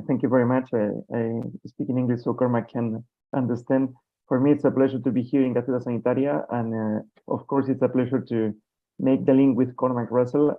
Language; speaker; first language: English; non-native, fluent; Spanish